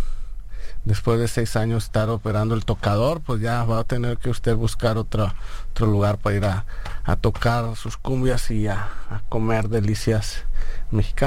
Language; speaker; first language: Spanish; native; Spanish